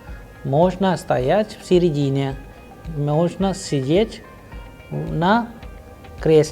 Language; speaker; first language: Russian; non-native, fluent; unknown